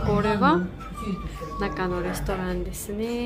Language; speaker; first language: Japanese; non-native, learner; Georgian